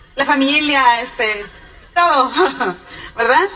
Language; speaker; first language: Spanish; native; Spanish